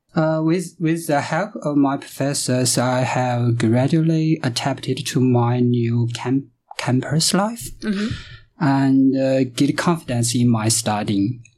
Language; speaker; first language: English; non-native, fluent; Chinese